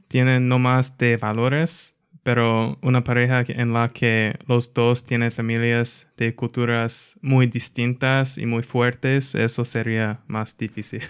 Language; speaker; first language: Spanish; non-native, fluent; English